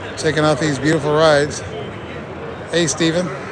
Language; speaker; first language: English; native; English